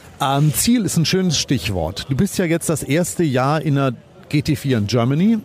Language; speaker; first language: German; native; German